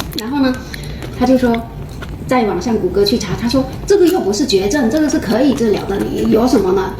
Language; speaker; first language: Chinese; non-native, local second language; Hakka Chinese